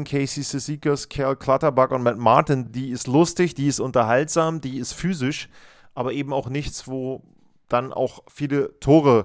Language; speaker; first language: German; native; German